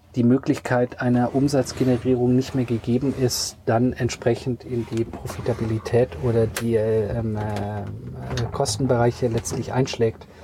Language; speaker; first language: German; native; German